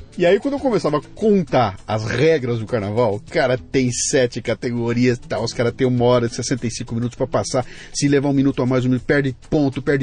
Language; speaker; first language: Portuguese; native; Portuguese